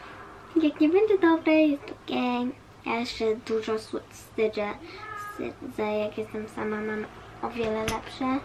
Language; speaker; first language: Polish; early bilingual, heritage; Polish